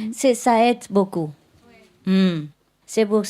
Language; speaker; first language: French; non-native, learner; Vietnamese